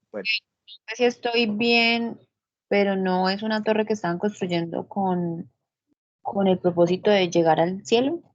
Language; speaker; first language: Spanish; native; Spanish